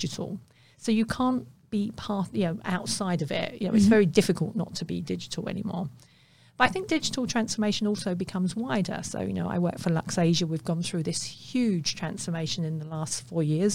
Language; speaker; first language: English; native; English